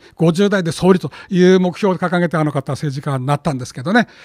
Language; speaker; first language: Japanese; native; Japanese